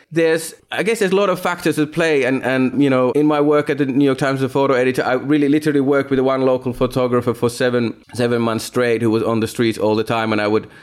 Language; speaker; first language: English; non-native, fluent; Finnish